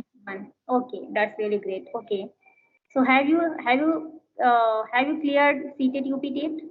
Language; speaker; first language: English; non-native, learner; Hindi